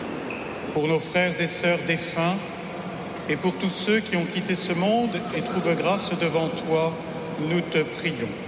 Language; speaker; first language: French; native; French